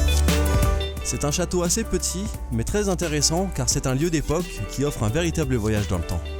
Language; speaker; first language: French; native; French